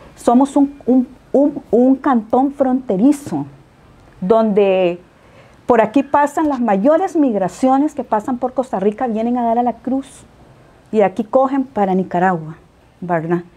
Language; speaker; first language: Spanish; native; Spanish